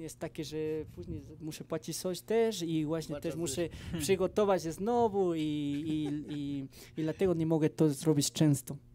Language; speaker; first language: Polish; non-native, fluent; Spanish